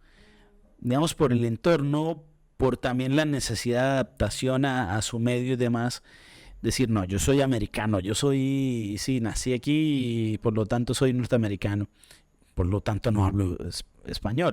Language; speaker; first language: Spanish; native; Spanish